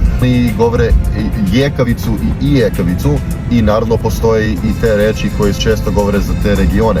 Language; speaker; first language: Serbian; early bilingual, heritage; English